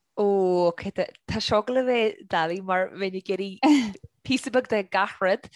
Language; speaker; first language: Irish; native; Irish